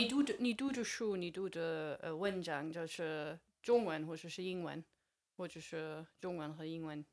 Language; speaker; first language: Chinese; non-native, fluent; English